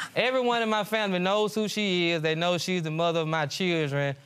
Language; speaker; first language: English; native; English